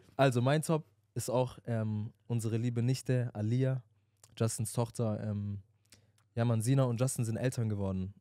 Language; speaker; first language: German; native; German